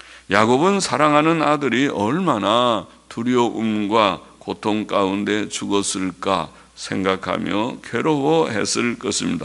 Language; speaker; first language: Korean; native; Korean